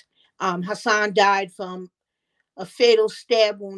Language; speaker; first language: English; native; English